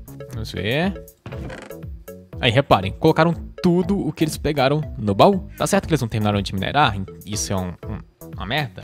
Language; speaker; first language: Portuguese; native; Portuguese